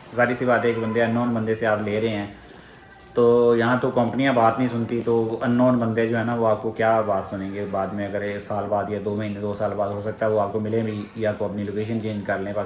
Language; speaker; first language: Urdu; non-native, local second language; Punjabi